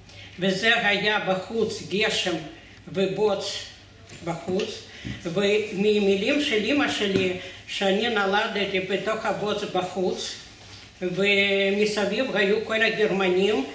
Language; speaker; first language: Hebrew; non-native, fluent; Russian